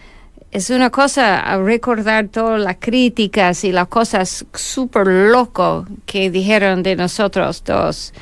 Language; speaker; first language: Spanish; non-native, fluent; English